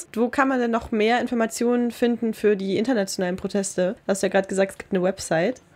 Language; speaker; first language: German; native; German